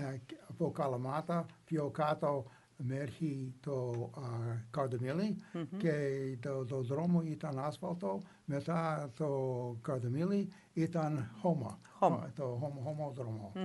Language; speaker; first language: Greek; non-native, learner; English